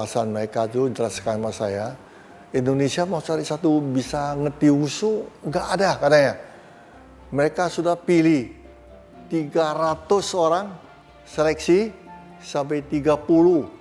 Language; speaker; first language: Indonesian; non-native, local second language; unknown